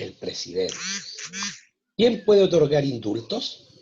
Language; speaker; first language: Spanish; native; Spanish